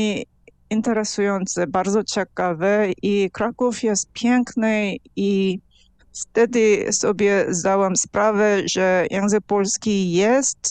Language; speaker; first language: Polish; non-native, fluent; Korean